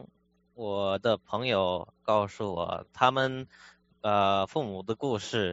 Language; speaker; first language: Chinese; early bilingual, heritage; Chinese